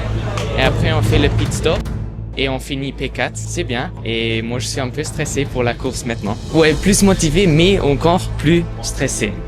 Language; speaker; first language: French; non-native, local second language; Luxembourgish